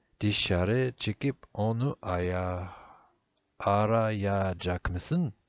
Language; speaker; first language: Turkish; non-native, fluent; English